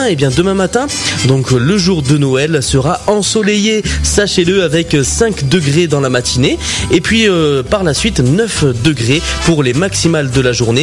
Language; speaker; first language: French; native; French